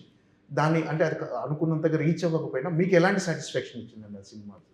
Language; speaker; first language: Telugu; native; Telugu